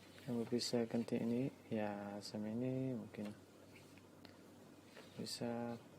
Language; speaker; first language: Indonesian; non-native, learner; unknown